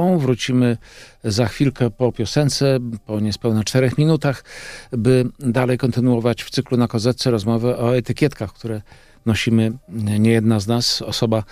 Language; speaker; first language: Polish; native; Polish